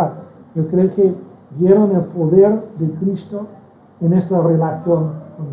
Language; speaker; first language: Spanish; non-native, fluent; English